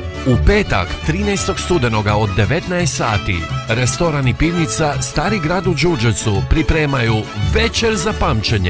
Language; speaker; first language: Croatian; native; Croatian